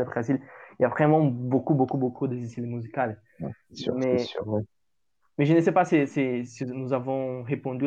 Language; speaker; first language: French; non-native, learner; Portuguese